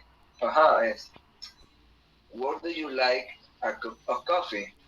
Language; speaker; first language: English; non-native, learner; Spanish